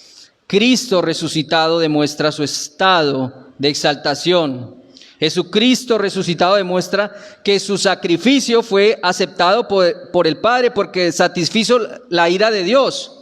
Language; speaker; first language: Spanish; native; Spanish